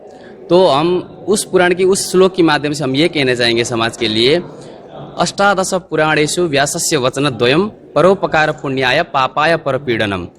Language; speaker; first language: Hindi; native; Hindi